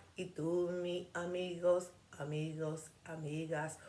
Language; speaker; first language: Spanish; non-native, learner; English